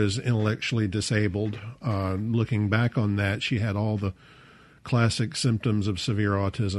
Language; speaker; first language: English; native; English